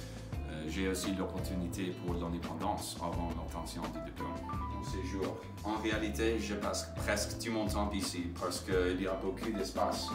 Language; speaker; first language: French; non-native, learner; English